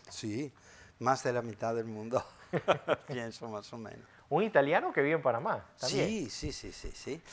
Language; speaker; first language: Spanish; non-native, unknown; Italian